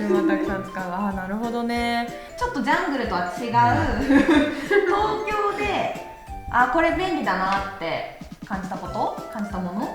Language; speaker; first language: Japanese; native; Japanese